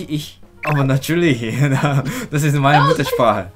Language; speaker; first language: German; non-native, learner; Japanese